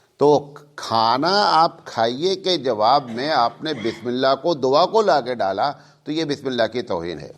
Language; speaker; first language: Urdu; native; Urdu